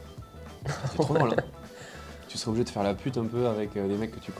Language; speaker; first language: French; native; French